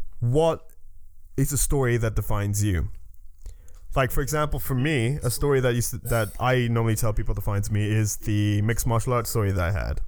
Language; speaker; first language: English; native; English